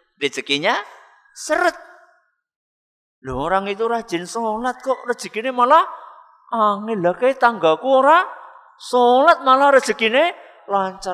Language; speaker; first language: Indonesian; non-native, local second language; Javanese